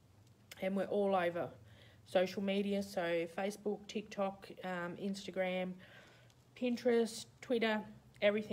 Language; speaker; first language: English; native; English